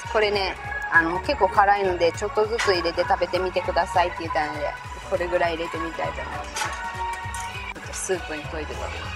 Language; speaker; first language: Japanese; native; Japanese